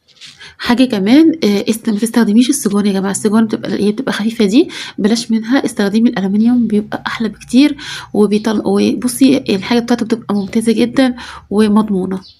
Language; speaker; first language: Arabic; native; Arabic